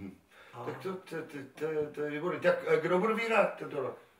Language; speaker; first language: Czech; non-native, learner; English